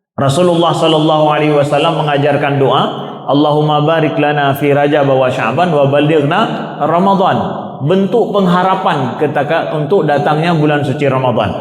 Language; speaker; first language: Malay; non-native, local second language; Achinese